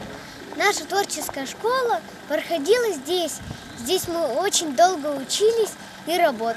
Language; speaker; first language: Russian; native; Russian